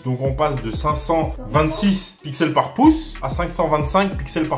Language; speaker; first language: French; native; French